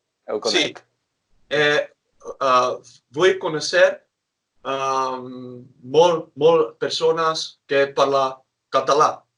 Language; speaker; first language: Catalan; non-native, learner; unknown